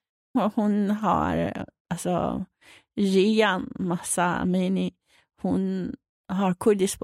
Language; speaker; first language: Swedish; non-native, fluent; Persian